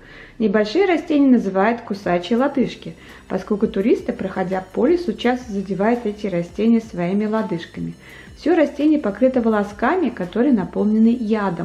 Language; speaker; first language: Russian; native; Russian